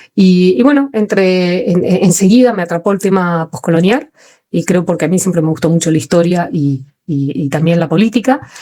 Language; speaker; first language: Spanish; native; Spanish